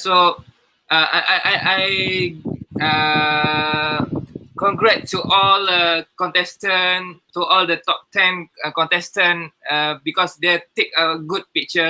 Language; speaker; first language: English; non-native, learner; Malay